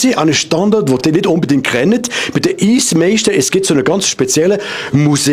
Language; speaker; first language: German; native; German